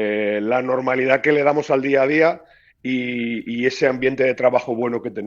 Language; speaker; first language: Spanish; native; Spanish